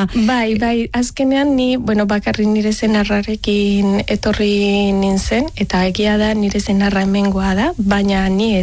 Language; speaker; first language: Basque; non-native, learner; Spanish